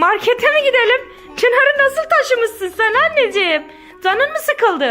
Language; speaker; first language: Turkish; native; Turkish